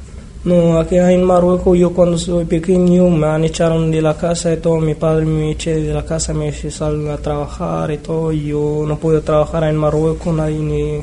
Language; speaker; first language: Spanish; non-native, learner; Arabic